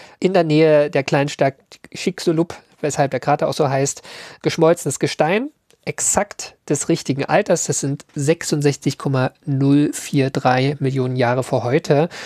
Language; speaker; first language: German; native; German